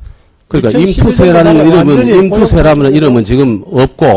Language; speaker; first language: Korean; native; Korean